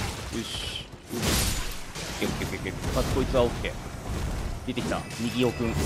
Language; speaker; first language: Japanese; native; Japanese